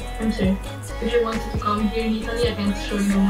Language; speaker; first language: English; non-native, learner; Italian